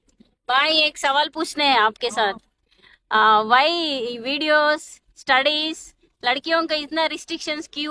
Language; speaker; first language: Hindi; non-native, local second language; Telugu